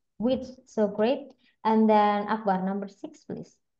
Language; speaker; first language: English; non-native, fluent; Indonesian